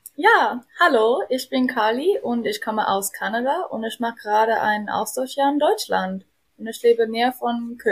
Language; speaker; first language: German; non-native, learner; English